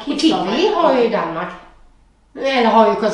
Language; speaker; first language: Swedish; native; Swedish